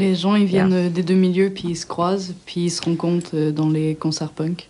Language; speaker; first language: French; native; French